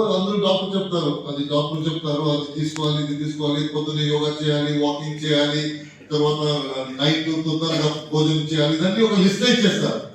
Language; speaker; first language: Telugu; non-native, fluent; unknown